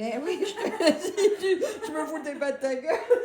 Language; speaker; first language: French; native; French